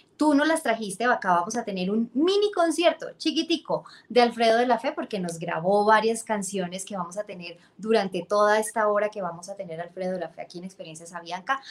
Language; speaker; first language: Spanish; native; Spanish